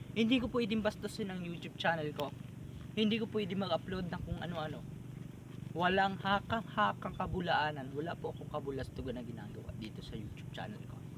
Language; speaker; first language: Filipino; non-native, local second language; Bikol